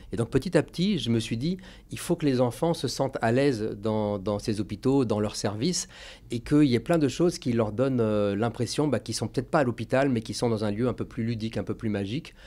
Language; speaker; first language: French; native; French